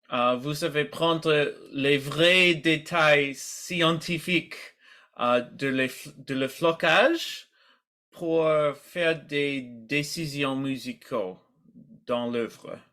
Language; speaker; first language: French; non-native, learner; English